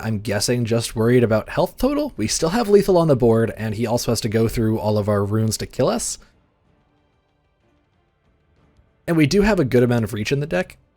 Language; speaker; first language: English; native; English